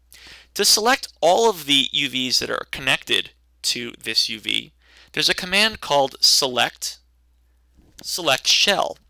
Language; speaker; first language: English; native; English